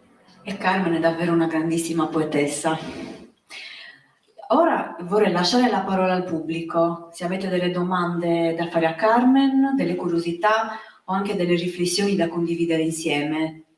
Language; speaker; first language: Italian; native; Italian